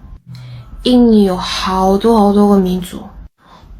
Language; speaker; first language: Chinese; non-native, fluent; Indonesian